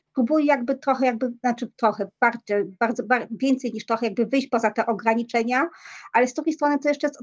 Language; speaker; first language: Polish; native; Polish